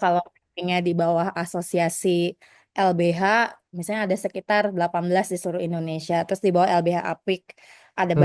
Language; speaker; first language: Indonesian; native; Indonesian